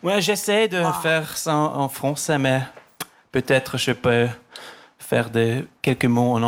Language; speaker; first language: French; non-native, learner; German